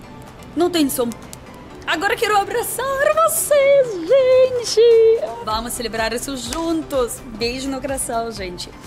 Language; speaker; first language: Portuguese; non-native, learner; Russian